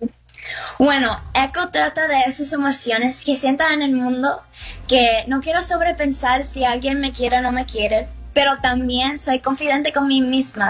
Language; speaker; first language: Spanish; early bilingual, heritage; Spanish